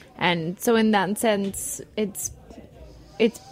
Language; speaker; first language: English; native; English